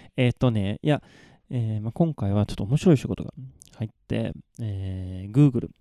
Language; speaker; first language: Japanese; non-native, fluent; Swedish